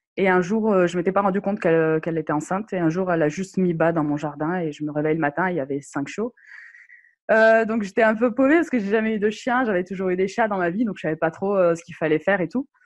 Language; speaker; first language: French; non-native, local second language; Arabic